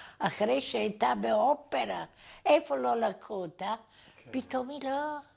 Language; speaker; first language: Hebrew; non-native, fluent; Bulgarian